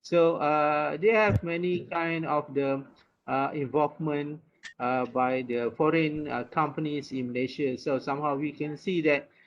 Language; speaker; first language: English; non-native, local second language; Malay